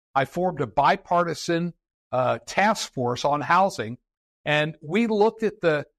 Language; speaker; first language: English; native; English